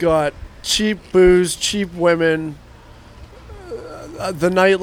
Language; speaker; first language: English; native; English